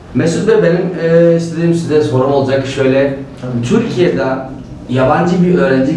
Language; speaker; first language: Turkish; non-native, fluent; Urdu